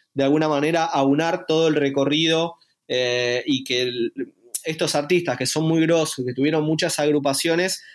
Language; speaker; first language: Spanish; native; Spanish